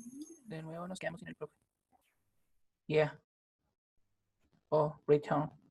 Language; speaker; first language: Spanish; native; Spanish